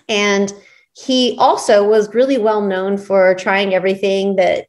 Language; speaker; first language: English; native; English